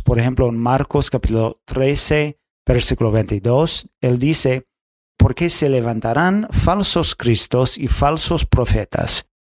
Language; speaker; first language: Spanish; non-native, fluent; English